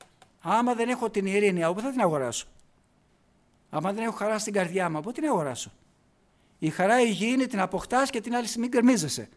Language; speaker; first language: Greek; native; Greek